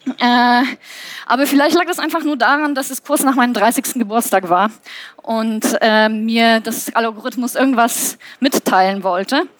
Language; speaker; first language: German; non-native, fluent; Polish